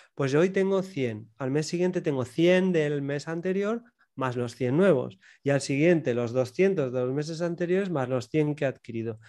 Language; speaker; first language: Spanish; native; Spanish